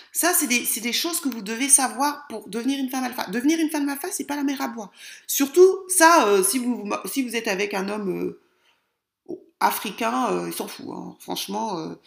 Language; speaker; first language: French; native; French